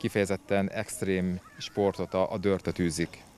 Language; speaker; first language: Hungarian; native; Hungarian